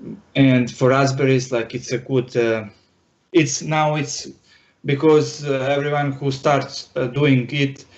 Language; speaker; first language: English; non-native, learner; Serbian